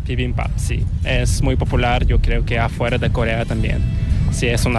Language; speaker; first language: Spanish; non-native, learner; Korean